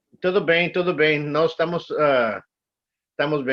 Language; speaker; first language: Portuguese; non-native, learner; English